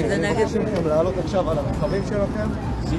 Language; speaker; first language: Hebrew; native; Hebrew